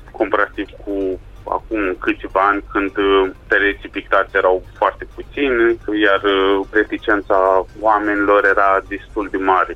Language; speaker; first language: Romanian; native; Romanian